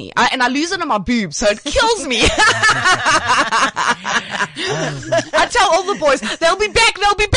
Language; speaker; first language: English; native; English